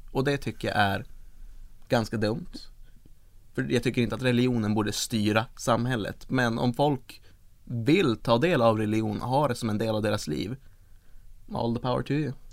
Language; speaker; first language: Swedish; early bilingual, other home language; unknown